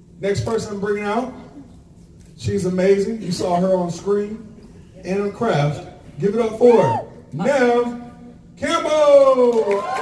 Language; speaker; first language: English; native; English